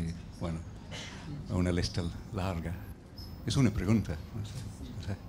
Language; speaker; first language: Spanish; non-native, fluent; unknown